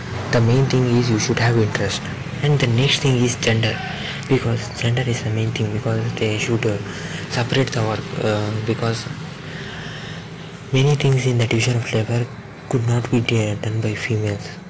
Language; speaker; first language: English; non-native, local second language; Kannada